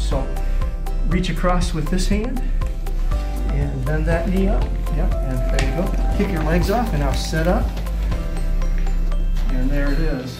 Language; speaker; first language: English; native; English